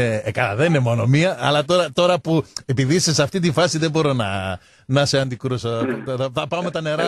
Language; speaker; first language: Greek; native; Greek